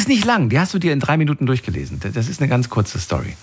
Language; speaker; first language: German; native; German